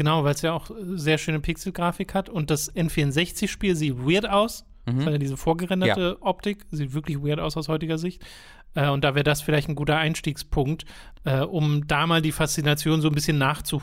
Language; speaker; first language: German; native; German